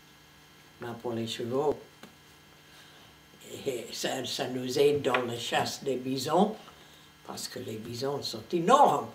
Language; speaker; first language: French; non-native, fluent; English